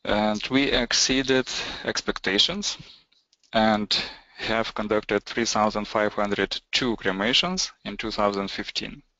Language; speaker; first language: English; non-native, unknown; Lithuanian